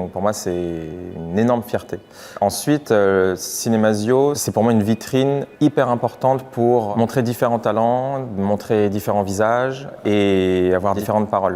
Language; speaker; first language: French; native; French